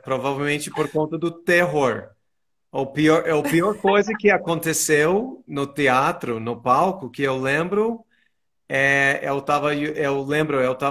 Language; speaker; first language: Portuguese; non-native, fluent; English